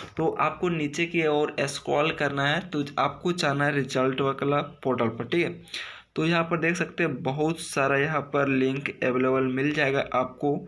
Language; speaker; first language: Hindi; native; Hindi